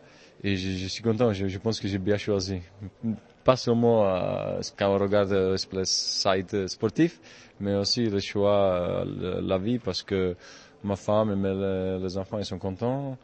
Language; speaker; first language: French; non-native, fluent; Czech